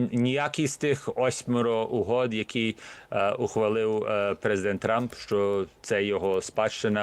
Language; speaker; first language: Ukrainian; early bilingual, heritage; Ukrainian